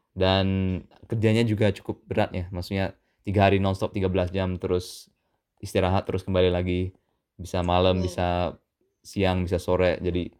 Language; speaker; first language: Indonesian; early bilingual, other home language; English